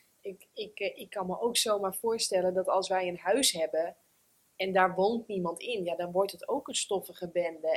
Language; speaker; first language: Dutch; native; Dutch